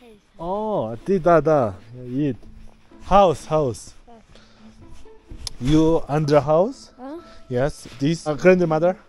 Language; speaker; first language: English; non-native, learner; Korean